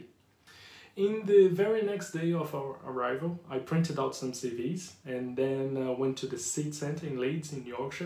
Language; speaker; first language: English; non-native, fluent; Portuguese